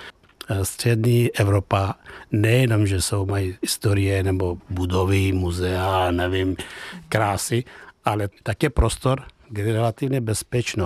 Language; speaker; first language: Czech; non-native, fluent; Persian